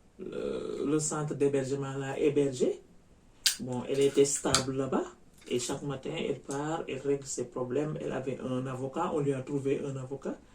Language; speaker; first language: French; non-native, local second language; Wolof